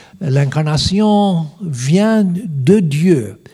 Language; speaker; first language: French; non-native, learner; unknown